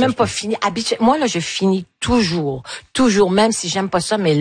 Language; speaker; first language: French; native; French